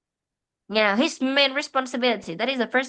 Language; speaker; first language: English; non-native, fluent; Vietnamese